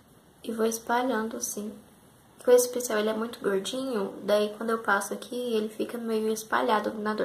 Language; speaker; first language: Portuguese; native; Portuguese